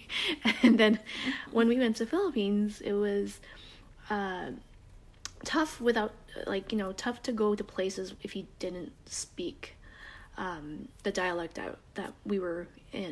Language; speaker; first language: English; native; English